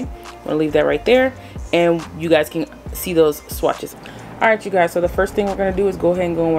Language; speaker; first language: English; native; English